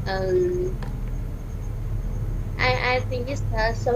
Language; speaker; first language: English; non-native, learner; Vietnamese